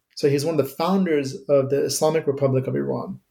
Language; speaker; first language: English; early bilingual, other home language; Persian